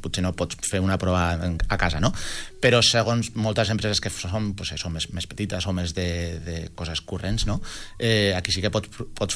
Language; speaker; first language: Catalan; non-native, local second language; Spanish